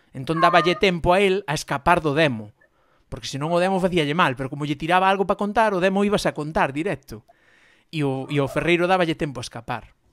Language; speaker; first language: Galician; non-native, local second language; Spanish